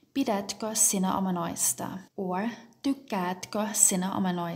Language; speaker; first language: Finnish; non-native, fluent; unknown